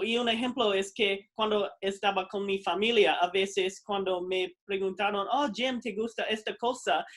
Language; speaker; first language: Spanish; non-native, fluent; English